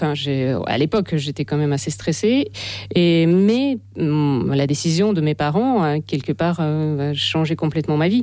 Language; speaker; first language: French; non-native, fluent; Russian